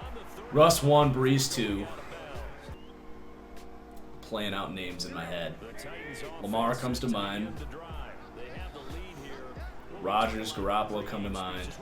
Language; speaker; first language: English; native; English